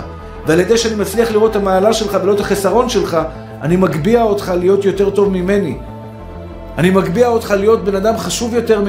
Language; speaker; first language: Hebrew; native; Hebrew